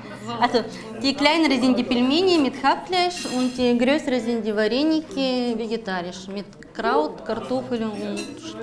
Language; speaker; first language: German; non-native, fluent; Russian